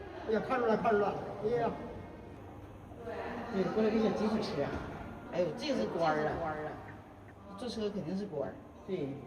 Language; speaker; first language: Chinese; native; Chinese